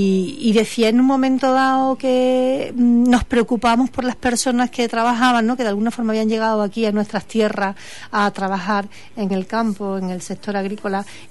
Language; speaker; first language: Spanish; native; Spanish